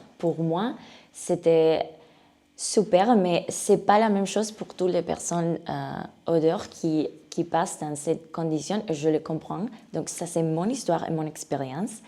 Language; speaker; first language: French; non-native, learner; Spanish